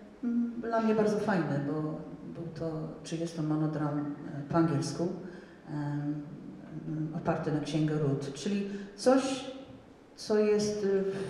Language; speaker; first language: Polish; non-native, fluent; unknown